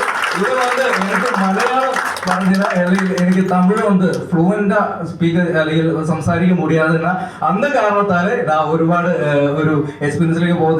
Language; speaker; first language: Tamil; non-native, learner; Malayalam